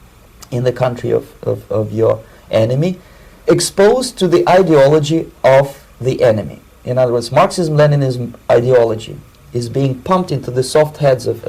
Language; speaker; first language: English; non-native, fluent; Russian